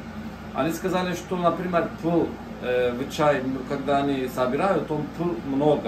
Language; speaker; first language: Russian; non-native, learner; Turkish